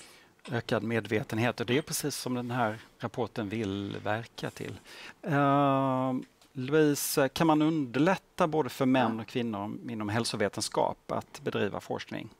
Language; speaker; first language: Swedish; native; Swedish